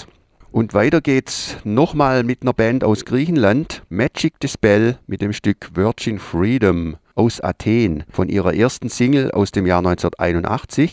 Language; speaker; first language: German; native; German